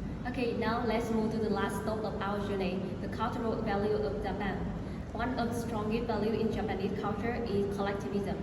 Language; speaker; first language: English; non-native, learner; Vietnamese